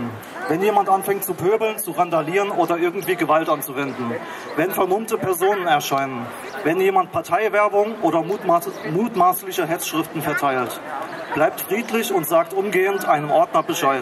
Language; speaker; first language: German; native; German